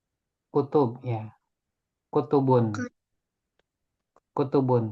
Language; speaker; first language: Arabic; non-native, fluent; Indonesian